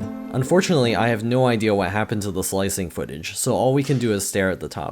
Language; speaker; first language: English; native; English